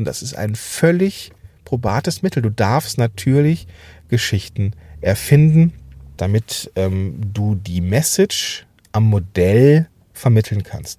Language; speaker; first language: German; native; German